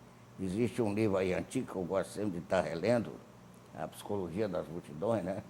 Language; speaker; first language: Portuguese; native; Portuguese